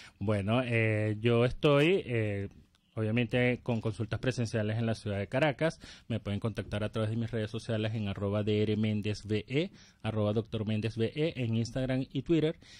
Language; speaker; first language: Spanish; native; Spanish